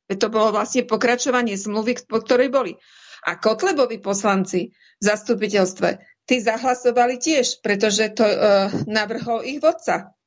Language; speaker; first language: Slovak; native; Slovak